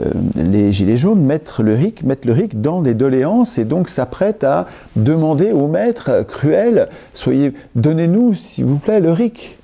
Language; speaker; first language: French; native; French